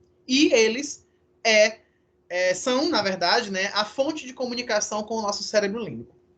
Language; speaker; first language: Portuguese; native; Portuguese